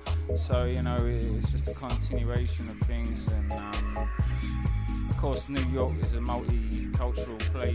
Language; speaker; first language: English; native; English